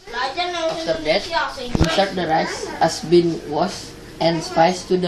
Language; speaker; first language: English; non-native, learner; Indonesian